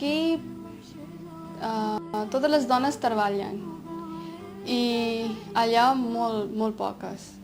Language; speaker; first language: Catalan; non-native, fluent; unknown